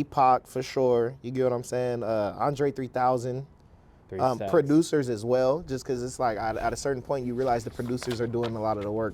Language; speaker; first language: English; native; English